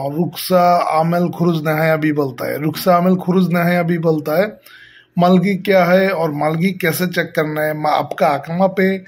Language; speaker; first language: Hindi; non-native, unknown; Bangla